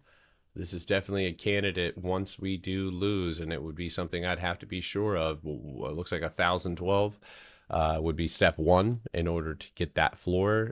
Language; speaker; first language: English; native; English